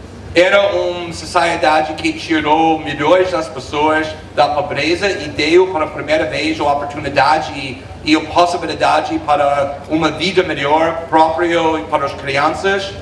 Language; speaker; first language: Portuguese; non-native, fluent; English